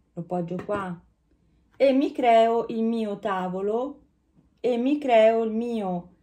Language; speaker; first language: Italian; early bilingual, heritage; Italian